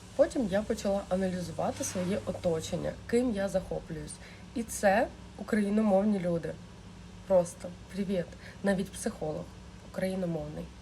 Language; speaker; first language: Ukrainian; non-native, local second language; Russian